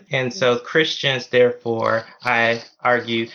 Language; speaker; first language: English; native; English